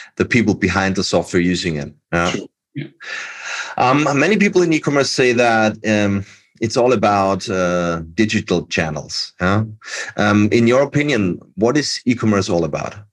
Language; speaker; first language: English; non-native, fluent; German